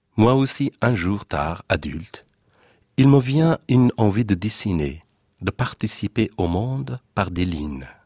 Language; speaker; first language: French; non-native, fluent; Persian